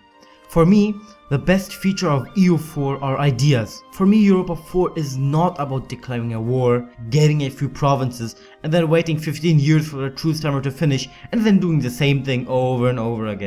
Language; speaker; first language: English; non-native, fluent; German